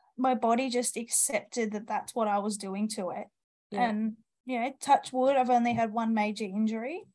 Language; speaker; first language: English; native; English